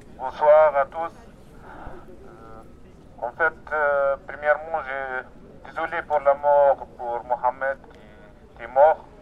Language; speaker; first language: French; non-native, learner; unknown